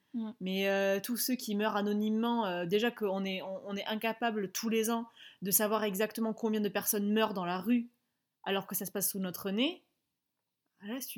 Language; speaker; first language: French; native; French